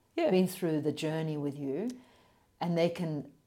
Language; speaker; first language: English; native; English